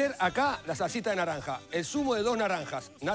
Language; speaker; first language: Spanish; native; Spanish